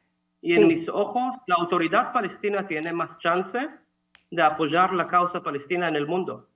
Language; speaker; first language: Spanish; non-native, fluent; Hebrew